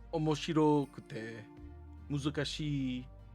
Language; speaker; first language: Japanese; non-native, learner; English